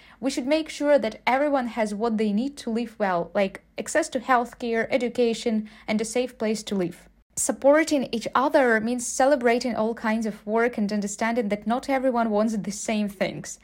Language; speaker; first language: English; non-native, fluent; Ukrainian